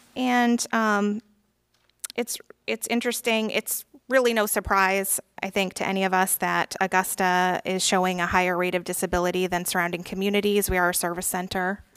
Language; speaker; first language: English; native; English